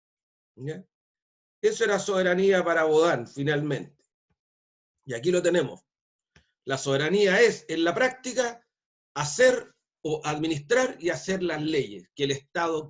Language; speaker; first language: Spanish; native; Spanish